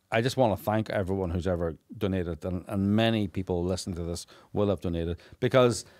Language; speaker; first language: English; native; English